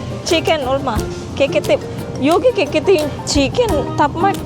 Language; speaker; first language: Korean; non-native, learner; Filipino